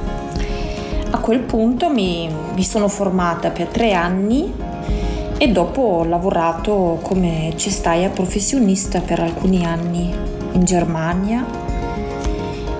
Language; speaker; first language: Italian; non-native, fluent; German